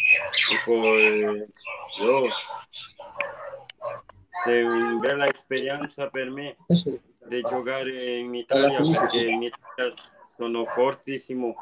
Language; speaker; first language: Italian; non-native, learner; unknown